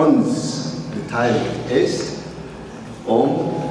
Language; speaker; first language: German; non-native, learner; Somali